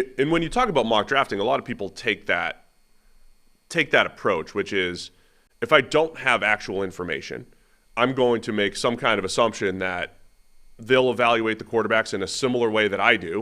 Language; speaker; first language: English; native; English